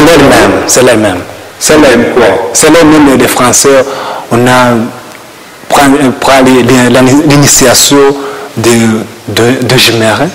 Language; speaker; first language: French; non-native, learner; Kinyarwanda